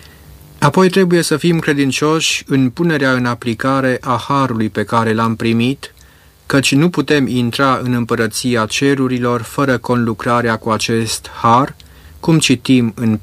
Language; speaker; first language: Romanian; native; Romanian